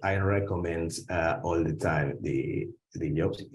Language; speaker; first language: English; non-native, learner; Spanish